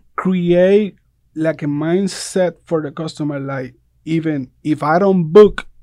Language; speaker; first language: English; non-native, fluent; Spanish